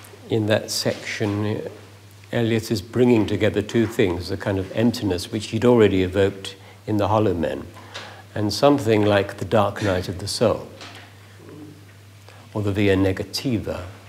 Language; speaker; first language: English; native; English